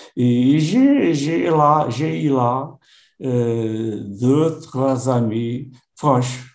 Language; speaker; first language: French; non-native, learner; Portuguese